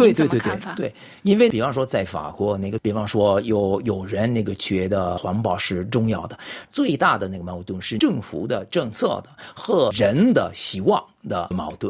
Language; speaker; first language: Chinese; non-native, fluent; French